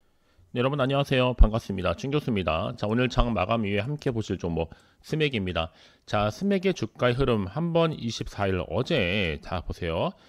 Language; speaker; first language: Korean; native; Korean